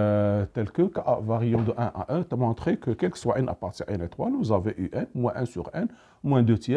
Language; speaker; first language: French; non-native, local second language; Arabic